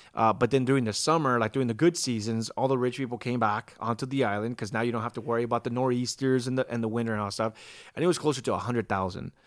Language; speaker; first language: English; native; English